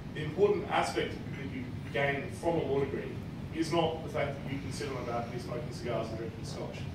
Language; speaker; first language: English; native; English